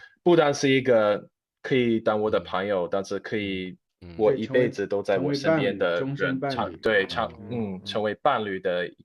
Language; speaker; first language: Chinese; non-native, fluent; English